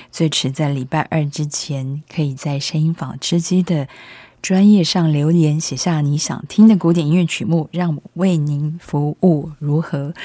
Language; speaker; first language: Chinese; native; Chinese